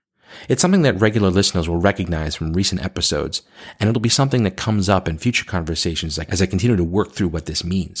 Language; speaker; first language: English; native; English